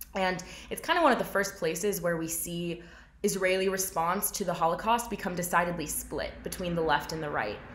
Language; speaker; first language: English; native; English